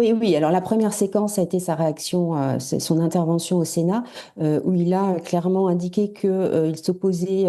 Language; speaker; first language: French; native; French